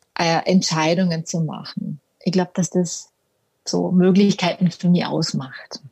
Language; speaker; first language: German; native; German